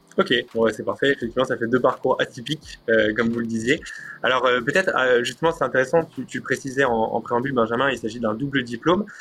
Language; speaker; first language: French; native; French